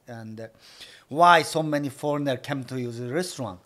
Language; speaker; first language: English; non-native, learner; Chinese